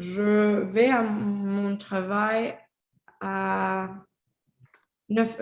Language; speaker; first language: French; non-native, learner; Spanish